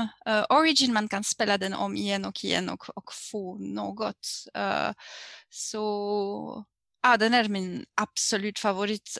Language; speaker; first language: Swedish; non-native, fluent; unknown